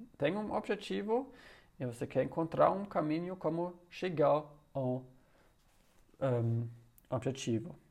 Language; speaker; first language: Portuguese; non-native, learner; German